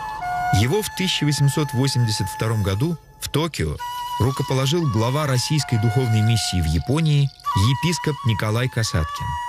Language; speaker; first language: Russian; native; Russian